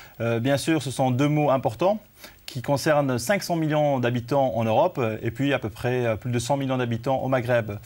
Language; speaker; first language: French; native; French